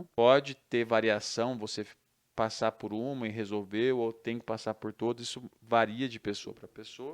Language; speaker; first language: Portuguese; native; Portuguese